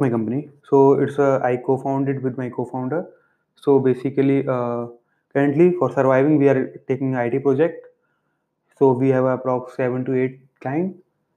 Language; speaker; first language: English; non-native, local second language; Hindi